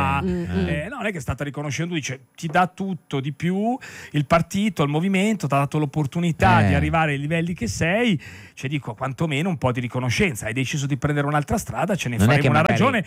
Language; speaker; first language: Italian; native; Italian